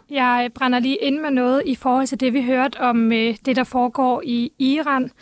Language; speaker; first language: Danish; native; Danish